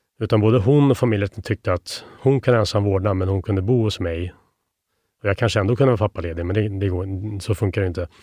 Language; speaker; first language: Swedish; native; Swedish